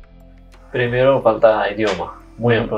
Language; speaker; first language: Spanish; non-native, learner; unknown